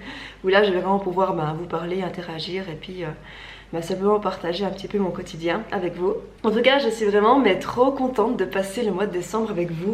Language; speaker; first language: French; native; French